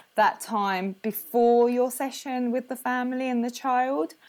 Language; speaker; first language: English; non-native, local second language; Spanish